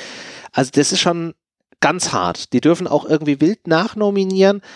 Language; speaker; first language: German; native; German